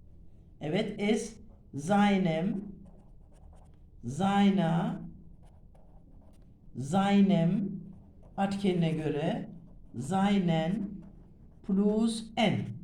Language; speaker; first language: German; non-native, fluent; Turkish